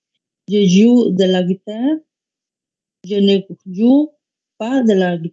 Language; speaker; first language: French; non-native, learner; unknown